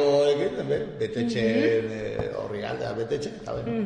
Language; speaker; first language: Basque; non-native, local second language; Spanish